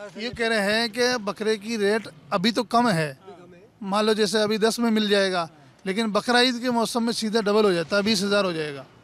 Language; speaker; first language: Hindi; native; Hindi